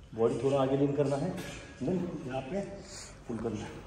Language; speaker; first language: Hindi; non-native, local second language; Marathi